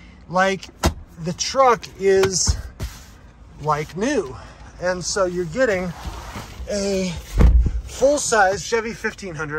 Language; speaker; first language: English; native; English